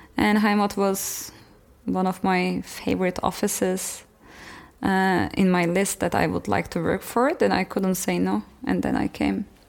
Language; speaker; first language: English; non-native, fluent; Turkish